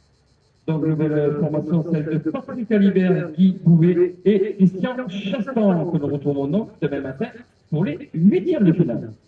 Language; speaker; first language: French; native; French